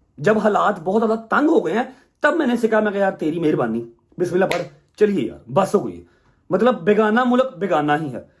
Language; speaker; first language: Urdu; non-native, local second language; Punjabi